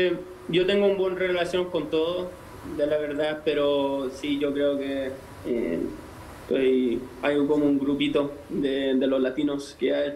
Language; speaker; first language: Spanish; native; Spanish